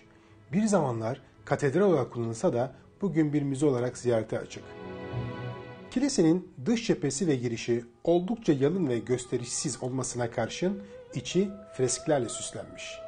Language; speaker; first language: Turkish; native; Turkish